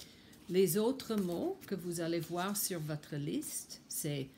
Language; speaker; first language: French; non-native, fluent; English